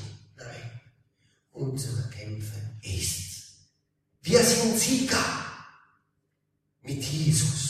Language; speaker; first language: German; non-native, learner; Italian